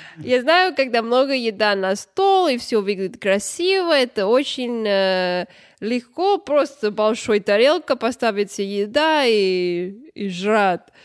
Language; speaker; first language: Russian; non-native, fluent; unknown